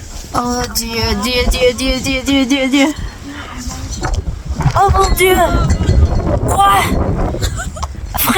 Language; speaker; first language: French; non-native, learner; Indonesian